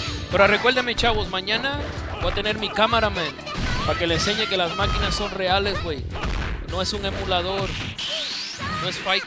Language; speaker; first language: Spanish; early bilingual, heritage; Spanish